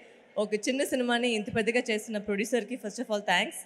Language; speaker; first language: Telugu; non-native, fluent; Tamil